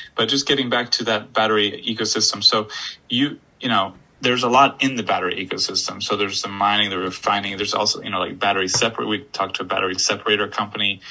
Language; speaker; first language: English; native; English